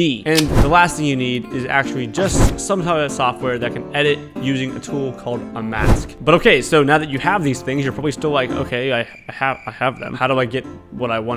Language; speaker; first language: English; native; English